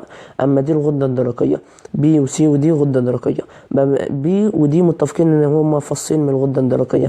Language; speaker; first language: Arabic; native; Arabic